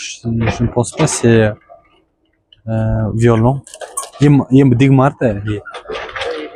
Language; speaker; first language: French; non-native, learner; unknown